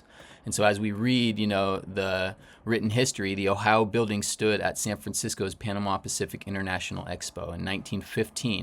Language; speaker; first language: English; native; English